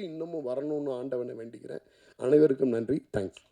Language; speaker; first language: Tamil; native; Tamil